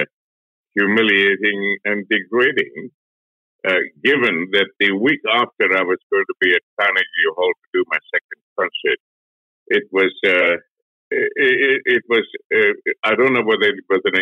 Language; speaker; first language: English; non-native, local second language; Tamil